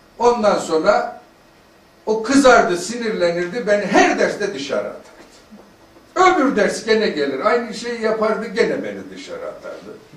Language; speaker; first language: Turkish; native; Turkish